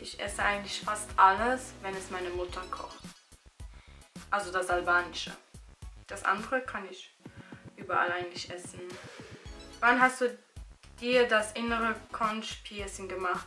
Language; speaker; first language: German; early bilingual, other home language; Albanian